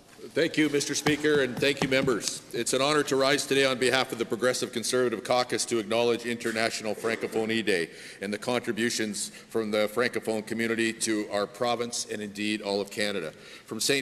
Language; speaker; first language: English; native; English